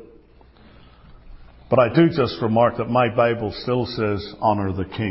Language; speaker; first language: English; native; English